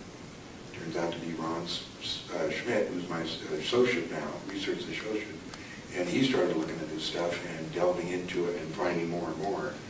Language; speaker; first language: English; native; English